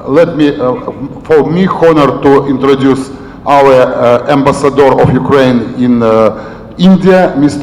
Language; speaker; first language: English; non-native, learner; Ukrainian